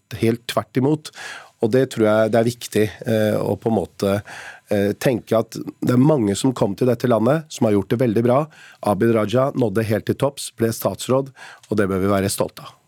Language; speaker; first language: Norwegian; early bilingual, other home language; Punjabi